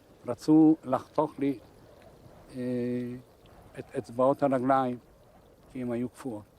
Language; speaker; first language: Hebrew; non-native, fluent; Hungarian